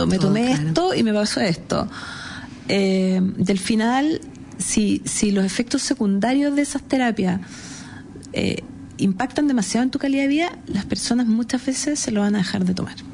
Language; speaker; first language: Spanish; native; Spanish